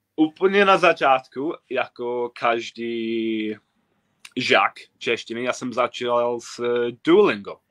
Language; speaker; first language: Czech; non-native, fluent; English